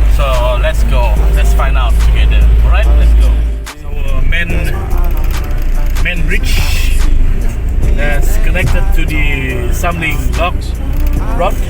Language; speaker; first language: English; non-native, local second language; Malay